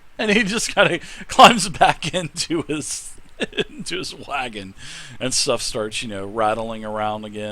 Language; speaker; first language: English; native; English